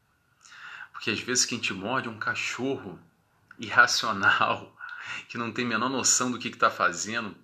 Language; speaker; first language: Portuguese; native; Portuguese